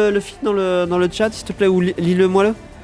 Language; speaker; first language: French; native; French